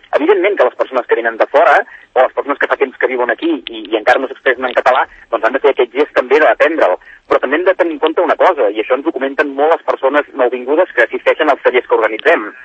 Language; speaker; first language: Catalan; native; Catalan